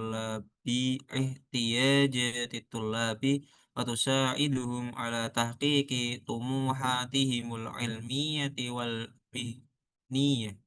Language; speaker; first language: Arabic; non-native, learner; Indonesian